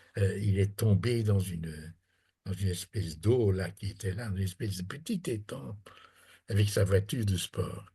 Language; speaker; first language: French; non-native, fluent; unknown